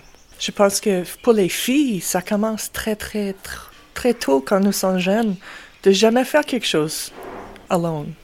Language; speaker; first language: French; non-native, fluent; English